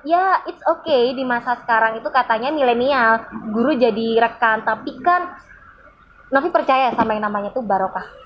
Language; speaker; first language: Indonesian; native; Indonesian